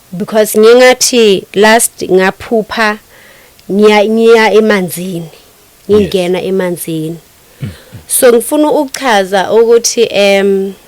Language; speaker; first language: Zulu; non-native, local second language; Southern Sotho